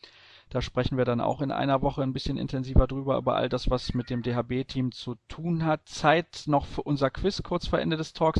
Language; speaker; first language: German; native; German